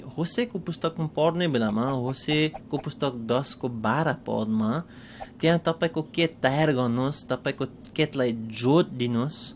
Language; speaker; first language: Nepali; non-native, fluent; English